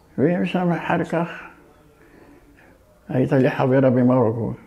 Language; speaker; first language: Hebrew; early bilingual, other home language; Arabic